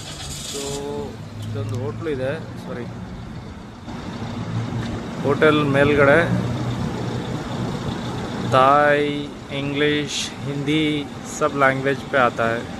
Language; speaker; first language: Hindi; non-native, local second language; Kannada